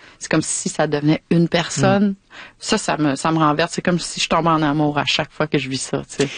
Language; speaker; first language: French; native; French